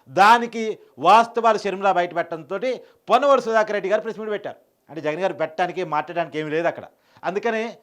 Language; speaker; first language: Telugu; native; Telugu